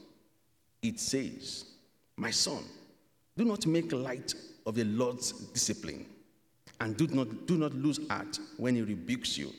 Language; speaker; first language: English; non-native, local second language; Yoruba